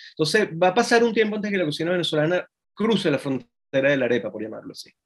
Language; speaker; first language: Spanish; native; Spanish